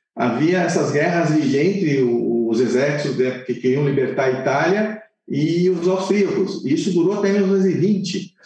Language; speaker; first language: Portuguese; non-native, fluent; Italian